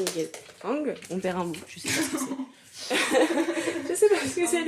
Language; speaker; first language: French; native; French